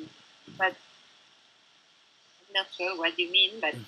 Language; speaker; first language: English; non-native, learner; Spanish